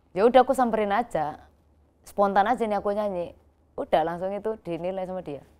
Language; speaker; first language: Indonesian; native; Indonesian